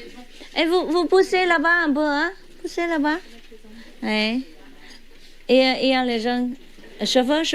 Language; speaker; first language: French; non-native, learner; Vietnamese